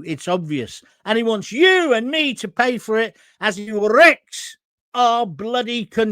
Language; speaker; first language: English; native; English